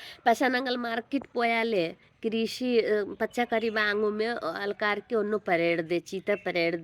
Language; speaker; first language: Malayalam; non-native, learner; Hindi